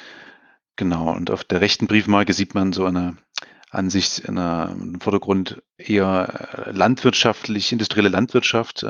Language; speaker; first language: German; native; German